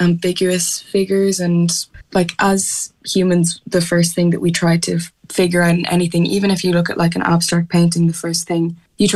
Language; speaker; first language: English; native; English